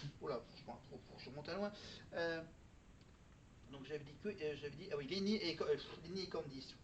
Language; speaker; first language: French; native; French